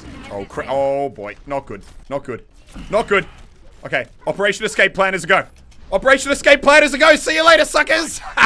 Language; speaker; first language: English; native; English